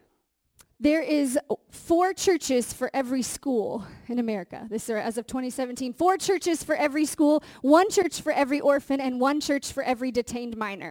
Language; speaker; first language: English; native; English